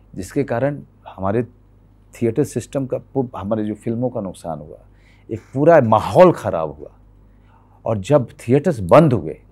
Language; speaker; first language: Hindi; native; Hindi